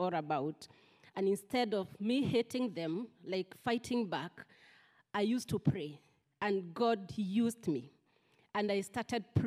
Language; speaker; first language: English; non-native, local second language; Kikuyu